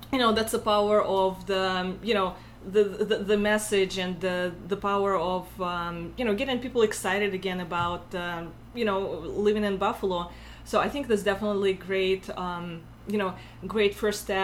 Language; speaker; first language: English; non-native, fluent; Russian